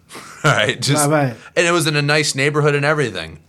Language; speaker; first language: English; native; English